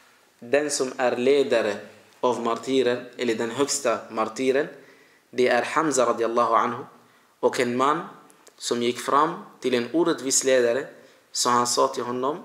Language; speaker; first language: Swedish; early bilingual, other home language; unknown